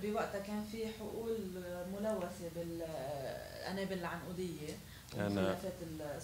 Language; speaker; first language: Arabic; native; Arabic